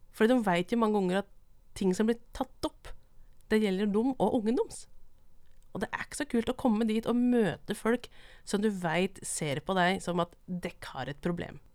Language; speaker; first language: Norwegian; non-native, local second language; Vietnamese